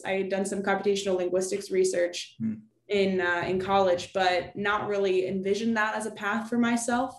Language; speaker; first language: English; native; English